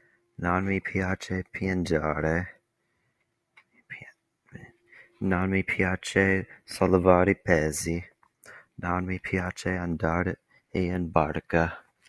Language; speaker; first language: Italian; non-native, learner; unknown